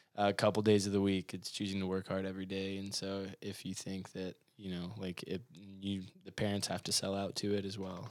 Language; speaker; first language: English; native; English